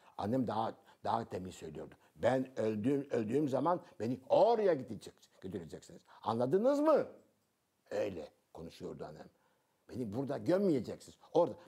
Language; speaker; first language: Turkish; non-native, local second language; Greek